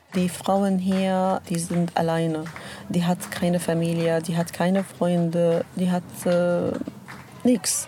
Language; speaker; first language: German; non-native, learner; Arabic